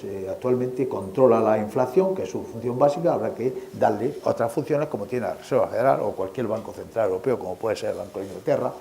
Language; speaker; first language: Spanish; native; Spanish